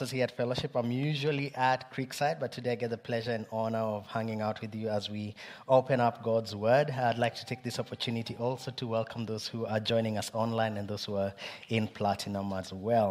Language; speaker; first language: English; non-native, local second language; Luo (Kenya and Tanzania)